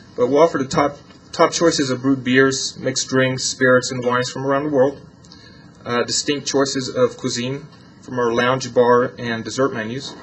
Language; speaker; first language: English; non-native, fluent; Polish